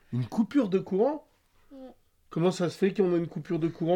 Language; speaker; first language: French; native; French